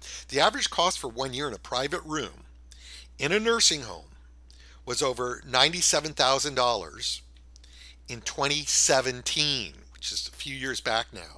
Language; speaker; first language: English; native; English